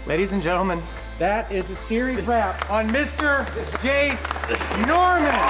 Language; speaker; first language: English; native; English